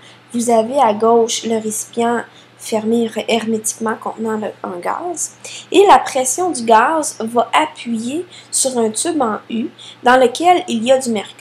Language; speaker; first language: French; native; French